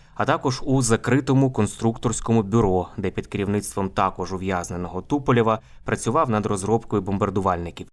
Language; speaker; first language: Ukrainian; native; Ukrainian